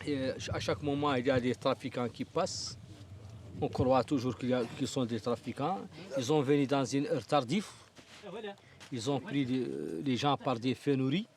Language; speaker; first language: French; non-native, local second language; Arabic